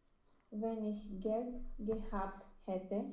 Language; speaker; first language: German; non-native, learner; Romanian